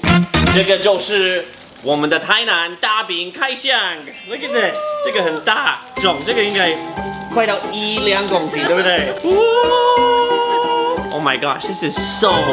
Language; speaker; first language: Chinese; non-native, fluent; English